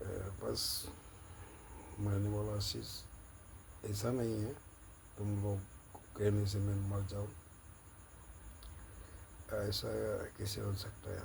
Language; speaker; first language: Hindi; non-native, local second language; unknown